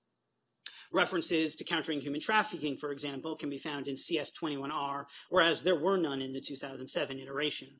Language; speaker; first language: English; native; English